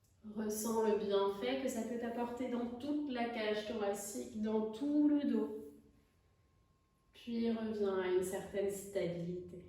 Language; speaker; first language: French; native; French